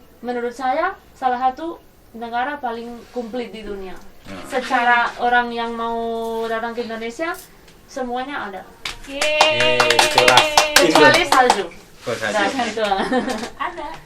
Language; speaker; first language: Indonesian; non-native, fluent; Spanish